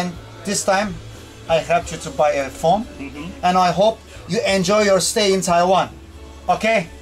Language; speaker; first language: English; non-native, learner; Turkish